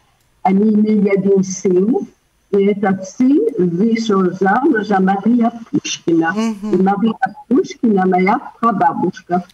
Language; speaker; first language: Russian; early bilingual, heritage; Russian